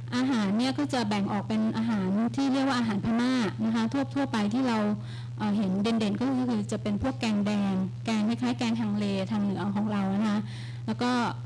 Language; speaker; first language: Thai; native; Thai